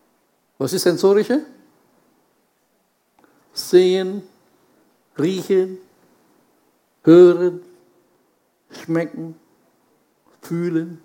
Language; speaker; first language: German; non-native, fluent; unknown